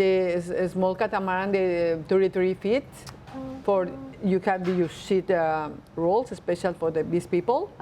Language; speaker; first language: English; non-native, learner; Spanish